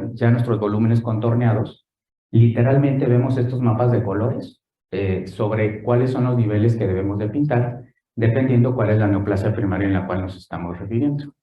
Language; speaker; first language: Spanish; native; Spanish